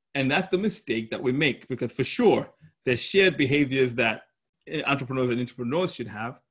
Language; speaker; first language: English; non-native, local second language; Shona